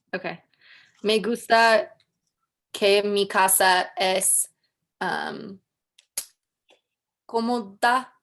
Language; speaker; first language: Spanish; non-native, learner; English